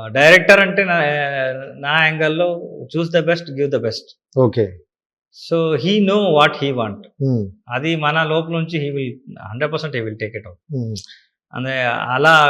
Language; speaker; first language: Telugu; non-native, learner; Kannada